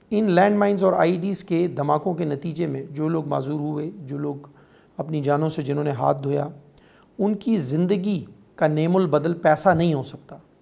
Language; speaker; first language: Urdu; non-native, local second language; Pashto